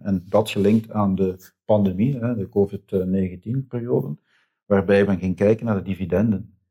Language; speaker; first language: Dutch; native; Dutch